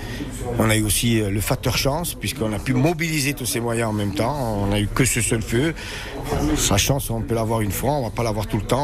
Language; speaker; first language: French; native; French